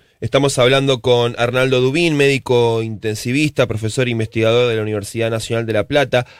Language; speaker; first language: Spanish; native; Spanish